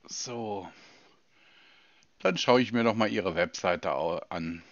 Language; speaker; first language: German; native; German